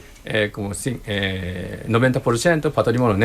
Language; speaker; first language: Spanish; non-native, learner; Japanese